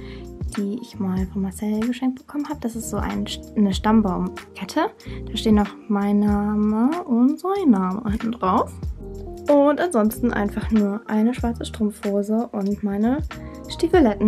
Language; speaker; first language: German; native; German